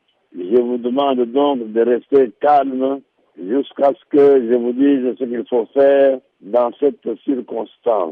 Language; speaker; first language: French; non-native, local second language; Lingala